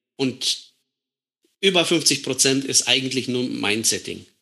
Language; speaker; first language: German; non-native, fluent; Estonian